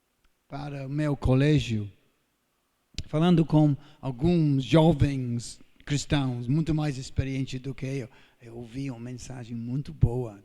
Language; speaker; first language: Portuguese; non-native, fluent; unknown